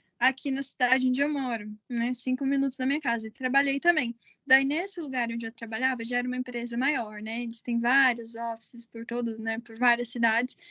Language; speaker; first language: Portuguese; native; Portuguese